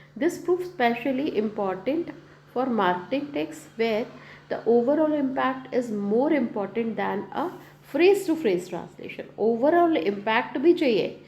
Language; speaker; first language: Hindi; native; Hindi